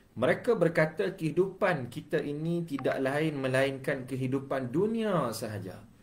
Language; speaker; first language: Malay; native; Malay